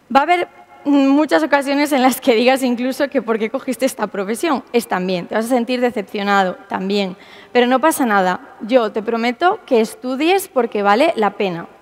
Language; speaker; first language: Spanish; native; Spanish